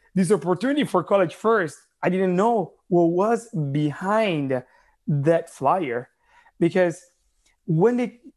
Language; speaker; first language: English; non-native, fluent; Italian